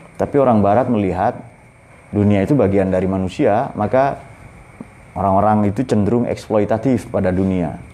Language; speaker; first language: Indonesian; non-native, local second language; Madurese